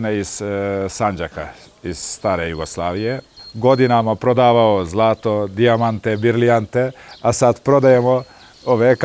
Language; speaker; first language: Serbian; early bilingual, heritage; Turkish